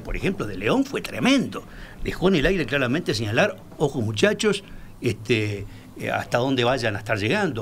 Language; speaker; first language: Spanish; native; Spanish